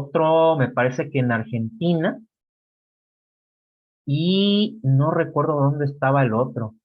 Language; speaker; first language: Spanish; native; Spanish